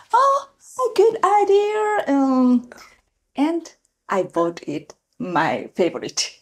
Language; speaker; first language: English; non-native, learner; Japanese